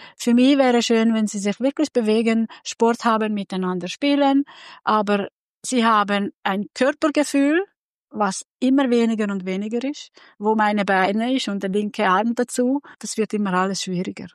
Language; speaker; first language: German; non-native, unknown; Hungarian